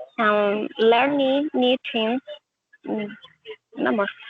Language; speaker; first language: English; non-native, learner; Spanish